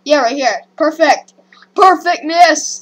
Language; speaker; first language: English; native; English